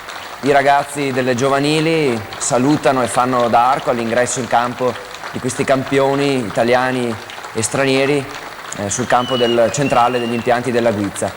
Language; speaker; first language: Italian; native; Italian